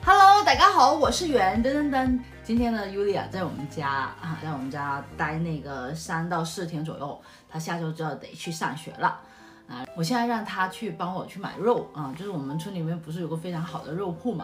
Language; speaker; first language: Chinese; non-native, local second language; Cantonese